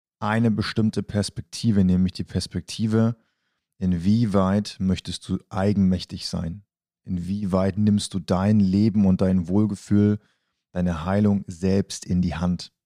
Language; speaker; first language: German; native; German